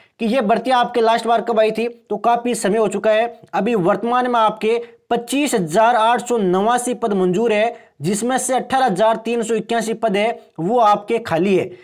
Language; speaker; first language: Hindi; native; Hindi